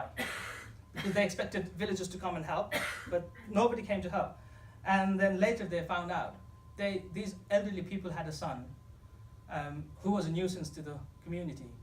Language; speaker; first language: English; non-native, fluent; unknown